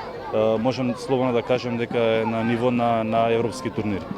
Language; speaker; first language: Macedonian; native; Macedonian